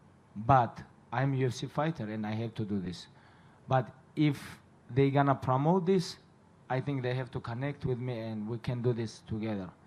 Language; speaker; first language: English; non-native, fluent; Russian